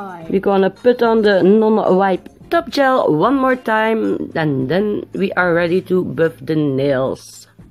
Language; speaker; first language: English; non-native, learner; Dutch